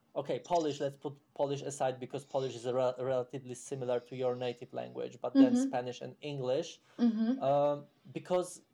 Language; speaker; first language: English; non-native, fluent; Polish